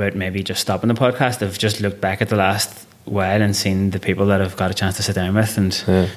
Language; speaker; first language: English; non-native, local second language; Irish